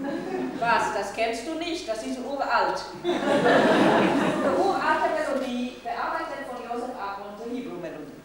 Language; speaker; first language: German; non-native, fluent; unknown